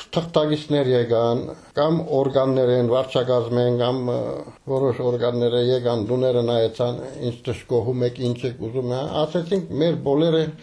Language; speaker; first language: Armenian; early bilingual, heritage; Armenian